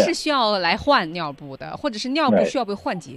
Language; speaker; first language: Chinese; native; Chinese